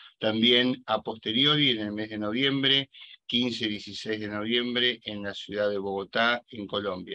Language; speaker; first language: Spanish; native; Spanish